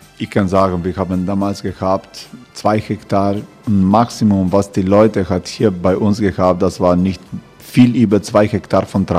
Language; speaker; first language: German; non-native, fluent; Croatian